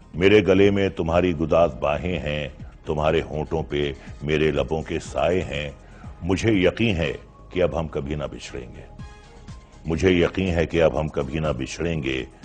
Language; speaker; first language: Hindi; native; Hindi